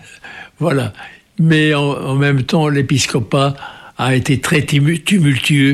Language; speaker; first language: French; native; French